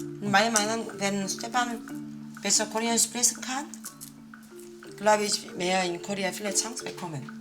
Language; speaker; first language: German; non-native, learner; Korean